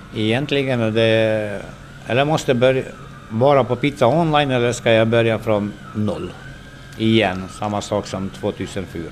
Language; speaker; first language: Swedish; non-native, fluent; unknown